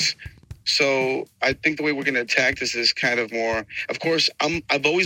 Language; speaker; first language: English; early bilingual, other home language; Spanish